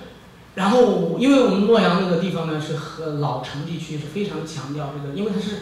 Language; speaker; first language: Chinese; native; Chinese